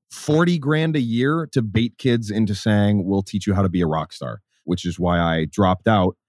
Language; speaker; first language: English; native; English